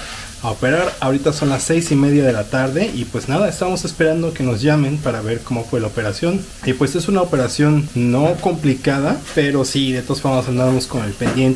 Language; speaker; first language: Spanish; native; Spanish